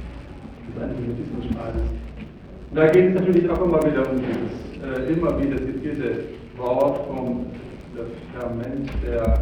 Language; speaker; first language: German; native; German